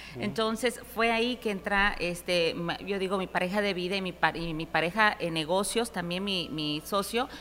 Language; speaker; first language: Spanish; early bilingual, heritage; Spanish